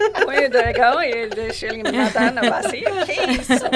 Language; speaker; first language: Portuguese; non-native, fluent; English